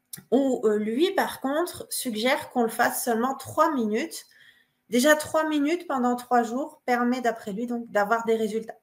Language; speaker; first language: French; native; French